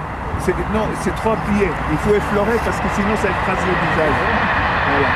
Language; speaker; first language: French; native; French